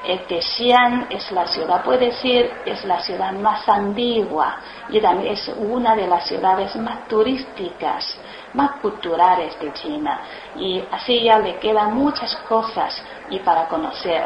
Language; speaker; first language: Spanish; non-native, learner; Chinese